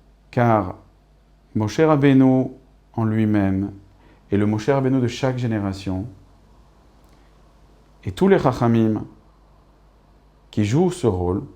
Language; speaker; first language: French; native; French